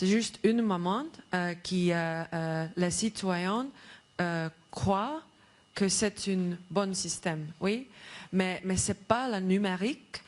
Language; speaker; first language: French; non-native, learner; Estonian